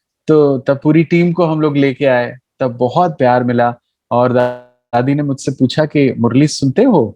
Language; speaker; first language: Hindi; native; Hindi